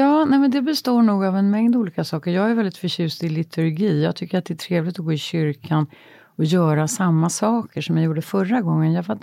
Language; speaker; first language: Swedish; native; Swedish